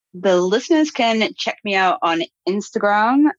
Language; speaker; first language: English; native; English